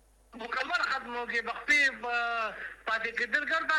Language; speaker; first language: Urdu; non-native, local second language; Pashto